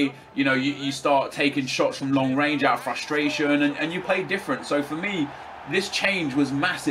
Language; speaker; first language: English; native; English